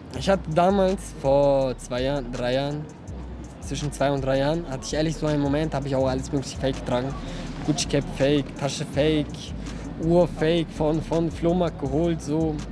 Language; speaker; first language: German; early bilingual, other home language; Russian